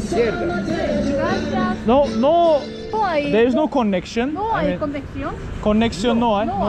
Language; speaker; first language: Spanish; non-native, learner; Turkish